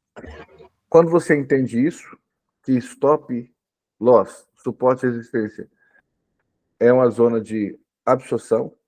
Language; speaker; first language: Portuguese; native; Portuguese